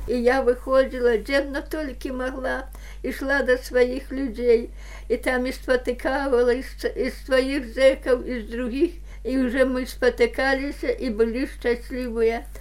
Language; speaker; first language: Belarusian; native; Belarusian